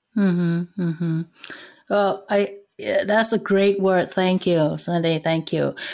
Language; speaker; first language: English; non-native, fluent; Cantonese